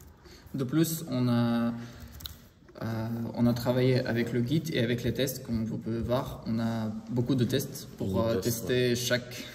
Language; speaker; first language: French; non-native, learner; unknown